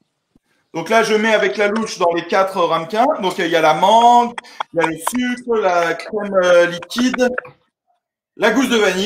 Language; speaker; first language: French; native; French